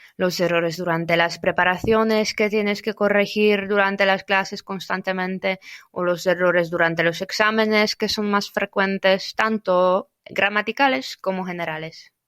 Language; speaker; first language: Spanish; non-native, fluent; Polish